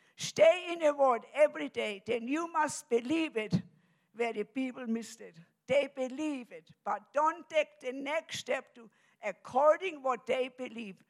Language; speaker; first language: English; non-native, fluent; German